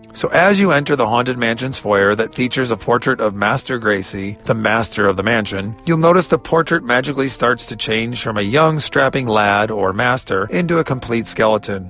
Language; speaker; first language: English; native; English